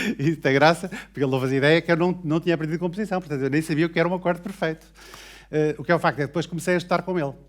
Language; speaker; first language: Portuguese; native; Portuguese